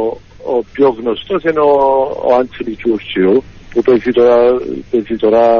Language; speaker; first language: Greek; early bilingual, heritage; Greek